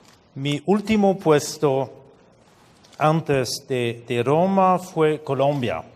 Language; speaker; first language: Spanish; non-native, fluent; French